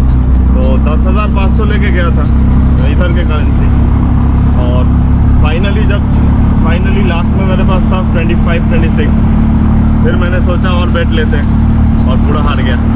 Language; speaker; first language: Hindi; non-native, local second language; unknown